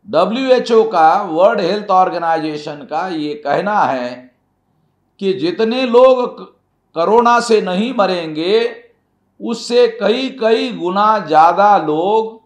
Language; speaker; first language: Hindi; non-native, local second language; Marathi